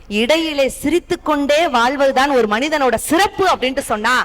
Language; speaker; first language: Tamil; native; Tamil